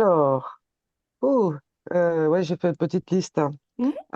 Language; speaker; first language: French; native; French